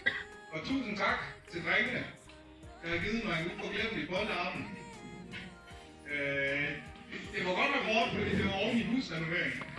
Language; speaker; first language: Danish; early bilingual, other home language; Vietnamese